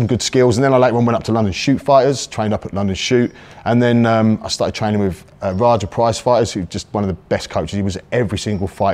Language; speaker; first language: English; native; English